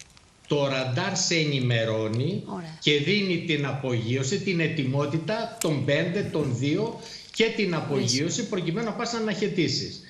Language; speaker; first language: Greek; native; Greek